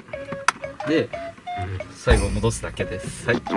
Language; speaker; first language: Japanese; native; Japanese